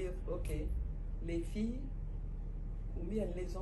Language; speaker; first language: French; non-native, fluent; Igbo